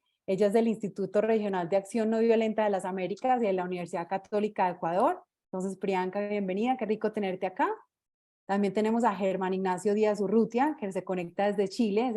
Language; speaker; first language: Spanish; native; Spanish